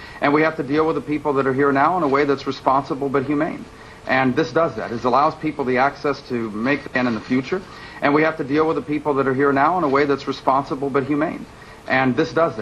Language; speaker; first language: English; early bilingual, other home language; Spanish